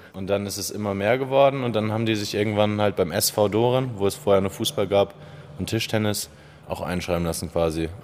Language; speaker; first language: German; native; German